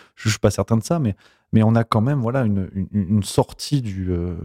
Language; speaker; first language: French; native; French